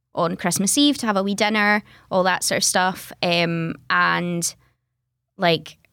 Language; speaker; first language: English; native; English